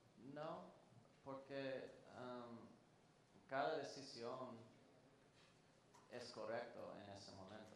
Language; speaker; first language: Spanish; non-native, fluent; English